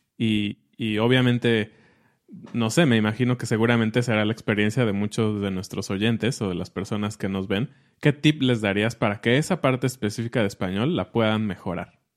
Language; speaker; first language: Spanish; native; Spanish